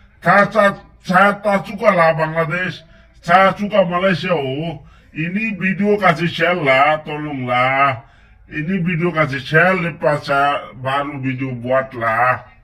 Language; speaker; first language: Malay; non-native, learner; Bangla